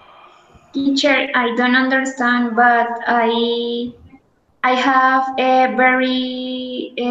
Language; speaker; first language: English; non-native, learner; Spanish